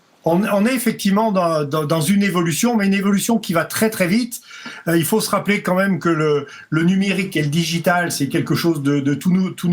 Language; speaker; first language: French; native; French